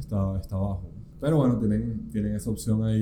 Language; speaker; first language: Spanish; native; Spanish